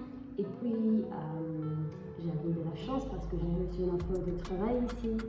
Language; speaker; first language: French; non-native, learner; English